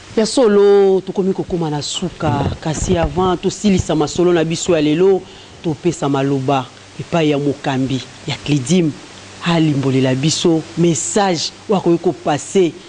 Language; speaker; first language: Lingala; native; Lingala